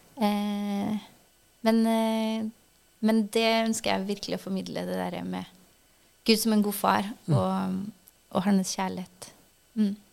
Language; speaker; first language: Norwegian; native; Norwegian